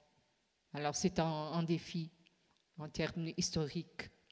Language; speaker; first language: French; non-native, fluent; Portuguese